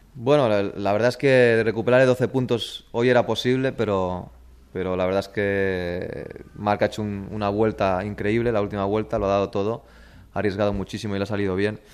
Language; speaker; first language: Spanish; native; Spanish